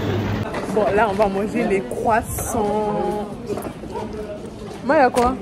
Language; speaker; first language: French; native; French